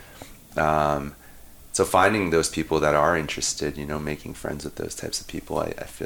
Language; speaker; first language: English; native; English